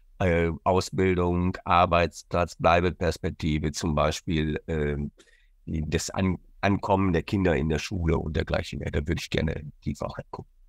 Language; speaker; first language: German; native; German